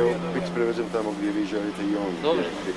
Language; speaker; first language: Bosnian; native; Bosnian